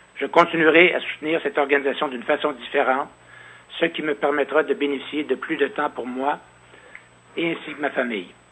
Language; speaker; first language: French; native; French